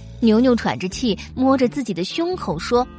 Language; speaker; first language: Chinese; native; Chinese